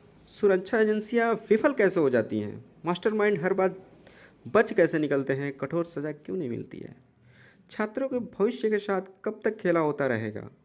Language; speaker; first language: Hindi; native; Hindi